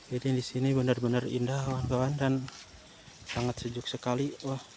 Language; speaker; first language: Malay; non-native, local second language; Sundanese